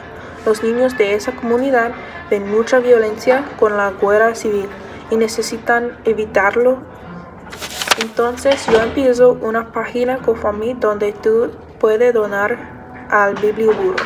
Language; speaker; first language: Spanish; non-native, learner; English